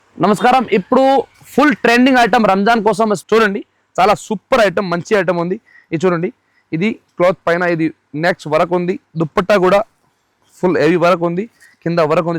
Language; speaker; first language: Telugu; non-native, local second language; Urdu